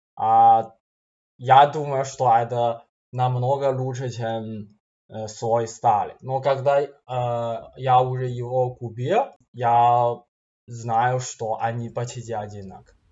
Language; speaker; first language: Russian; non-native, fluent; Chinese